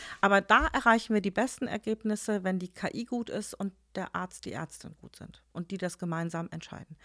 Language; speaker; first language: German; native; German